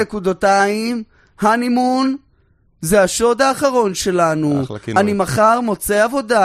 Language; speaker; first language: Hebrew; native; Hebrew